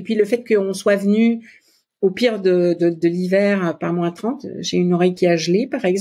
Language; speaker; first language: French; native; French